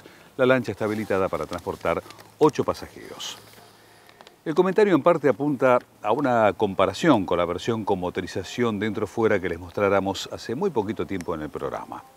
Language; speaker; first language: Spanish; native; Spanish